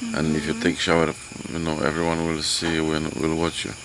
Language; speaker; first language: English; non-native, learner; Polish